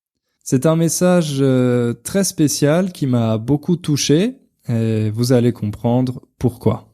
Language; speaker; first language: French; native; French